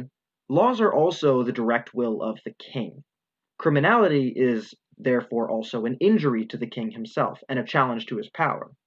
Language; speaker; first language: English; native; English